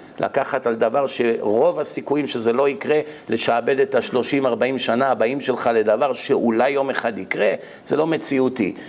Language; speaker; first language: Hebrew; native; Hebrew